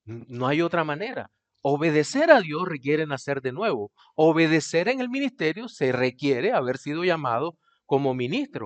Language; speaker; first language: Spanish; native; Spanish